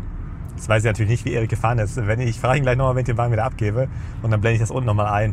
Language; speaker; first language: German; native; German